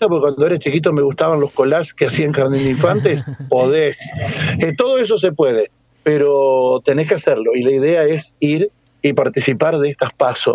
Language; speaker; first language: Spanish; native; Spanish